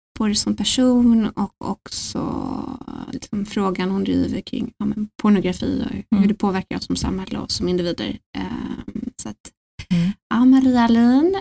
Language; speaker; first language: Swedish; native; Swedish